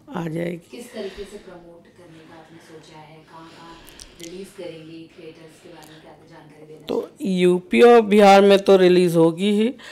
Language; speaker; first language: Hindi; native; Hindi